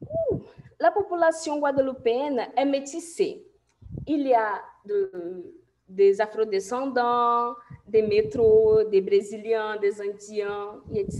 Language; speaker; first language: French; non-native, fluent; Portuguese